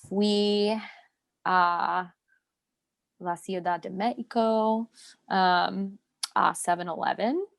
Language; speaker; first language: Spanish; non-native, learner; English